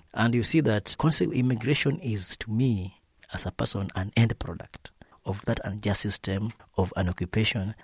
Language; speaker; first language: English; non-native, local second language; Luo (Kenya and Tanzania)